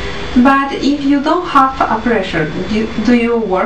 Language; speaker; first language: English; non-native, learner; Spanish